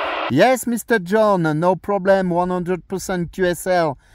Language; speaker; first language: English; non-native, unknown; French